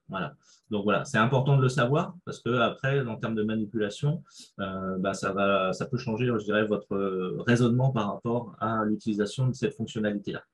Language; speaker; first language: French; native; French